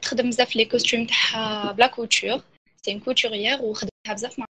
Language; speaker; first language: French; non-native, local second language; Arabic